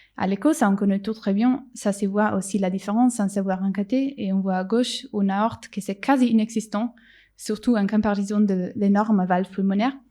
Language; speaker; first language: French; non-native, fluent; Italian